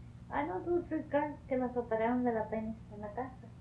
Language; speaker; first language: Spanish; early bilingual, heritage; Spanish